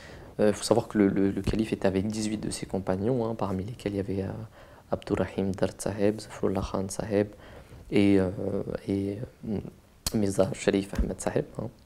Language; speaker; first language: French; native; French